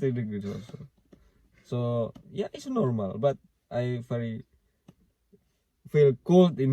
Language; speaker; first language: English; non-native, learner; Indonesian